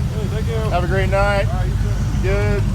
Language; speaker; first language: English; native; English